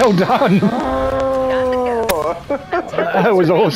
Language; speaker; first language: English; native; English